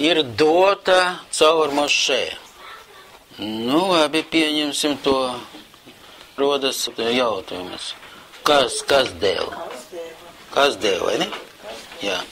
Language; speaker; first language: Latvian; non-native, local second language; Russian